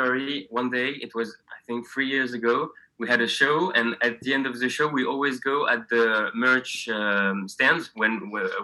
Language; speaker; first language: English; non-native, fluent; French